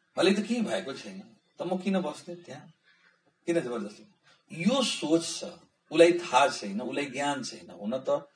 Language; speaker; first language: Nepali; non-native, local second language; Bhojpuri